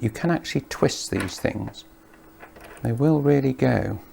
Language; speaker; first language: English; native; English